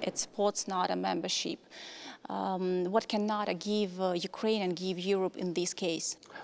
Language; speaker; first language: English; non-native, fluent; Ukrainian